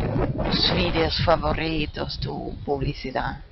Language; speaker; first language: Spanish; non-native, fluent; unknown